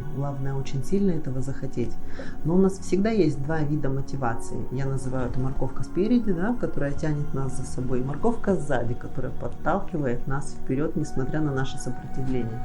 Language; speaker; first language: Russian; native; Russian